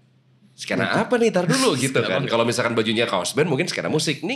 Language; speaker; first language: Indonesian; native; Indonesian